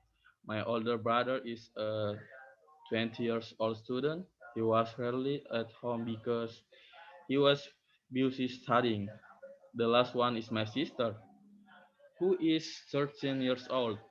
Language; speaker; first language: English; non-native, learner; Indonesian